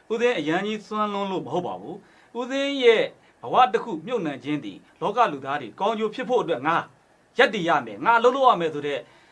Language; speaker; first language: Burmese; native; Burmese